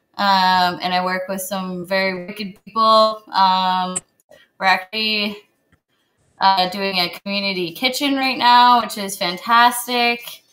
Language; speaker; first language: English; native; English